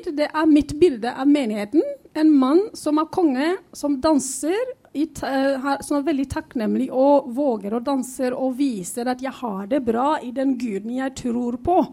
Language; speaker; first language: Norwegian; non-native, fluent; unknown